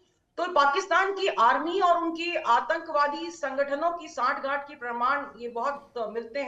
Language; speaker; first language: Hindi; native; Hindi